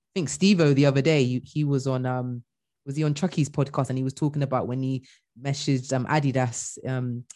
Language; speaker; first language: English; native; English